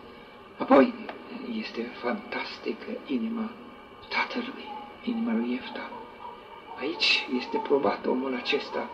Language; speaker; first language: Romanian; native; Romanian